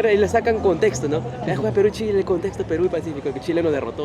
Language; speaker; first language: Spanish; native; Spanish